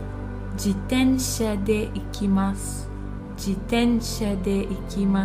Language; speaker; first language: Japanese; non-native, fluent; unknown